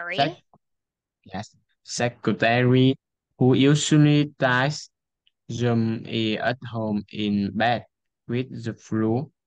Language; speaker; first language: English; non-native, learner; Vietnamese